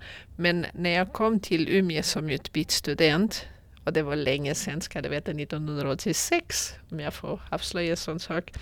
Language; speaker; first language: Swedish; non-native, fluent; Portuguese